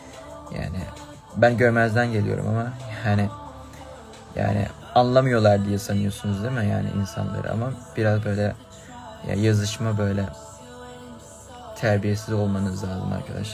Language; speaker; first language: Turkish; early bilingual, heritage; Thai